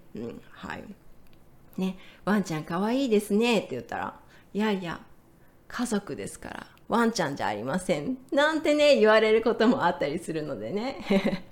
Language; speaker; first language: Japanese; native; Japanese